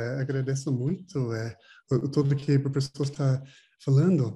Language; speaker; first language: Portuguese; non-native, fluent; English